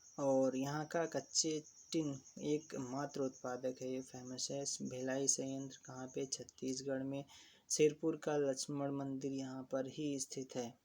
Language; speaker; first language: Hindi; native; Hindi